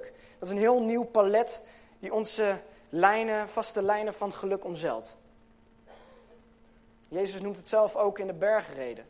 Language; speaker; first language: Dutch; native; Dutch